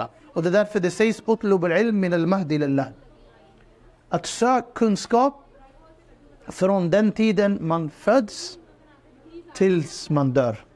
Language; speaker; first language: Swedish; non-native, fluent; Urdu